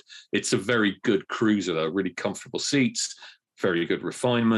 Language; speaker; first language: English; native; English